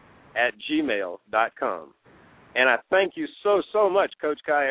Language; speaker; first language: English; native; English